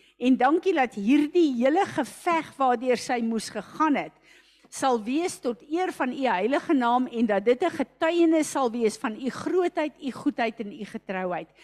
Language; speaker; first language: Afrikaans; native; Afrikaans